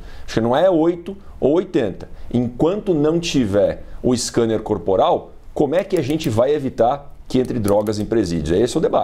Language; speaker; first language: Portuguese; native; Portuguese